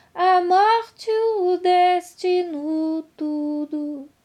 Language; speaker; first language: French; non-native, fluent; Portuguese